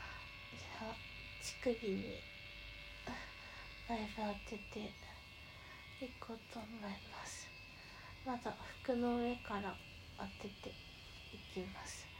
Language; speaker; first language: Japanese; native; Japanese